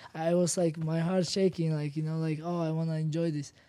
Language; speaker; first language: English; non-native, learner; Georgian